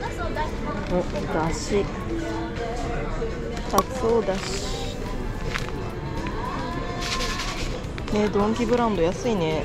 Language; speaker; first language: Japanese; native; Japanese